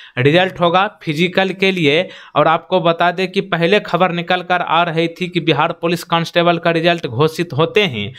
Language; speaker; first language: Hindi; native; Hindi